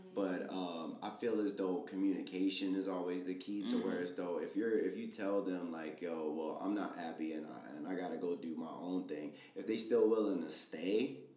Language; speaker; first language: English; native; English